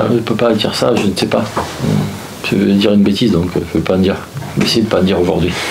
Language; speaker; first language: French; native; French